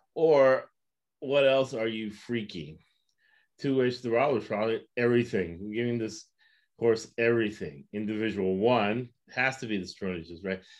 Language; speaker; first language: English; early bilingual, other home language; Spanish